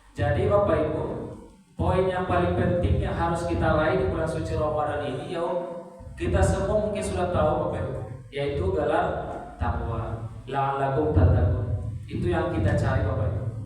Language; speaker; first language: Indonesian; non-native, local second language; Minangkabau